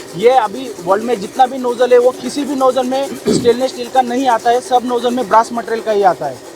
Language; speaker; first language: Hindi; non-native, local second language; Marathi